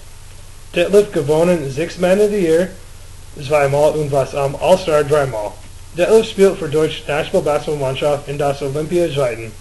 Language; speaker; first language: German; non-native, learner; English